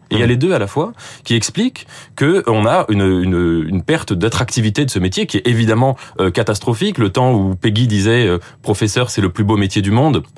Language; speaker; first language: French; native; French